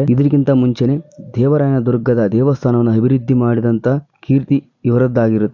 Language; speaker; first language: Kannada; native; Kannada